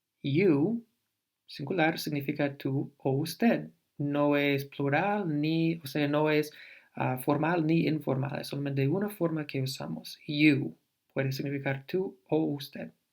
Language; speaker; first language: Spanish; non-native, fluent; English